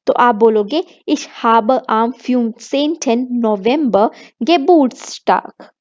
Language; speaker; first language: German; non-native, fluent; Hindi